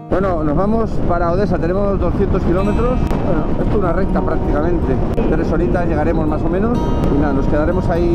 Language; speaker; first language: Spanish; native; Spanish